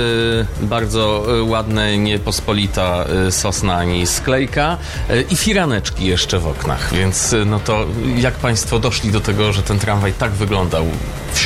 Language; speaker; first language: Polish; native; Polish